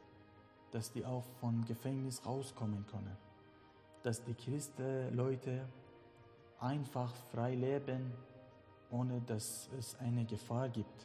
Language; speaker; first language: German; non-native, learner; Persian